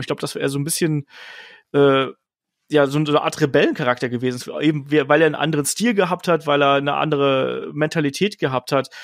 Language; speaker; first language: German; native; German